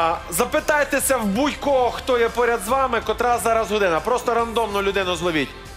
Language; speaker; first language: Ukrainian; native; Ukrainian